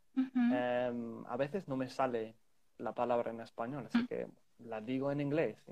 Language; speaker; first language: Spanish; non-native, fluent; English